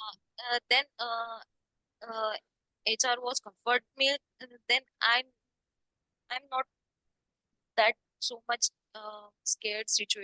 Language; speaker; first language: English; non-native, learner; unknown